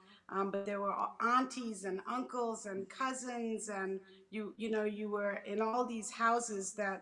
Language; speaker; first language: English; early bilingual, other home language; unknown